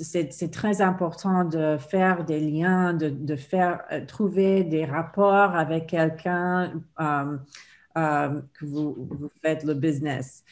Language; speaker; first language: French; non-native, fluent; English